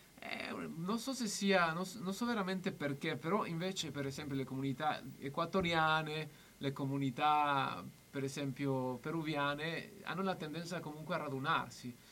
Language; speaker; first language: Italian; non-native, fluent; Spanish